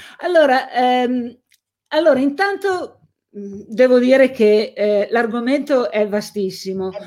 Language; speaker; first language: Italian; native; Italian